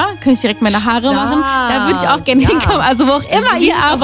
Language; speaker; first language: German; native; German